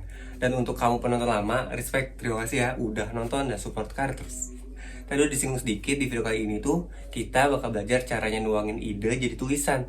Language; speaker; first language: Indonesian; native; Indonesian